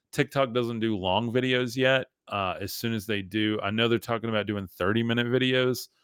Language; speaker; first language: English; early bilingual, other home language; German